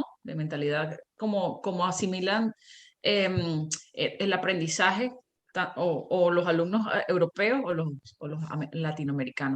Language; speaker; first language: Spanish; native; Spanish